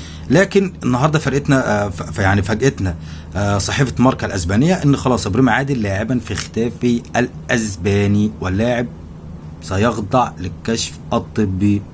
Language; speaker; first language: Arabic; native; Arabic